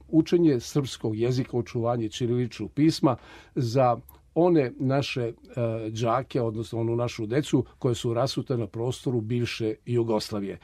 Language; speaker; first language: Serbian; native; Serbian